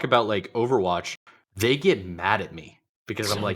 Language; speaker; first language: English; native; English